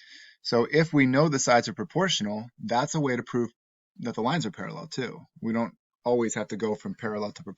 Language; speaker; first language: English; native; English